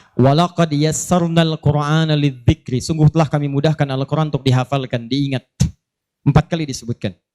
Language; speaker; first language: Indonesian; native; Indonesian